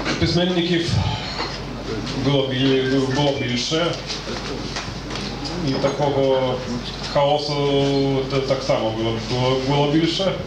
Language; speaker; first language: Ukrainian; non-native, learner; Lithuanian